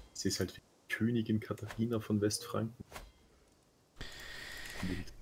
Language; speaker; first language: German; native; German